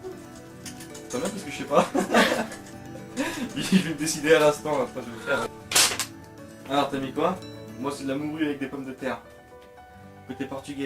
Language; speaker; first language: French; native; French